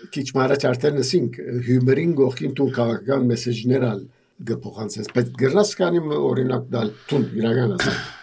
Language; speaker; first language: Armenian; early bilingual, heritage; Armenian